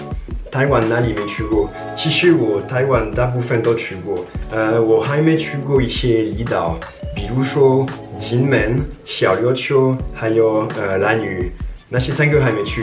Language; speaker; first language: Chinese; non-native, fluent; French